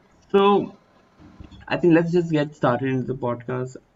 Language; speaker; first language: English; early bilingual, other home language; Hindi